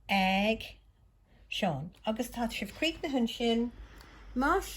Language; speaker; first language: Irish; non-native, local second language; English